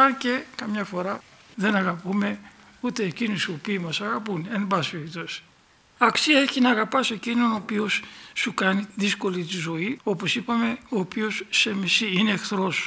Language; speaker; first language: Greek; native; Greek